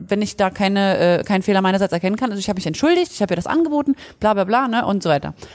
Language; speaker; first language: German; early bilingual, other home language; Polish